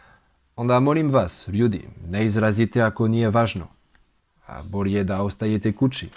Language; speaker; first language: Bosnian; non-native, learner; French